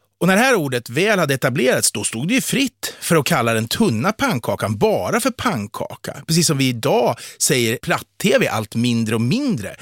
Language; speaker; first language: Swedish; native; Swedish